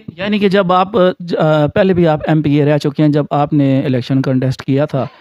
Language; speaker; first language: Urdu; non-native, local second language; Punjabi